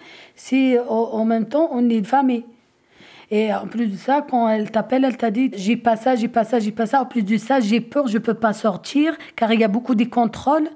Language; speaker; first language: French; non-native, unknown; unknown